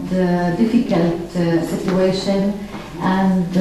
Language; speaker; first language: English; non-native, learner; Arabic